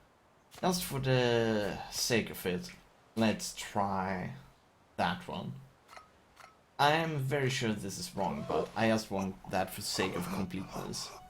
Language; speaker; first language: English; non-native, fluent; Chinese